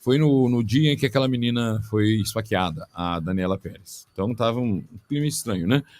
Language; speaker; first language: Portuguese; native; Portuguese